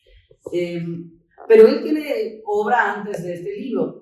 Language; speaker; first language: Spanish; native; Spanish